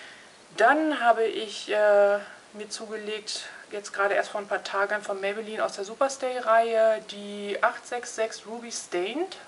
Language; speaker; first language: German; native; German